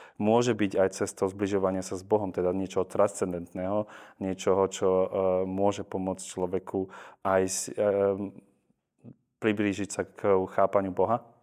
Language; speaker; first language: Slovak; native; Slovak